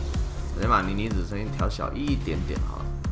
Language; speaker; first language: Chinese; native; Chinese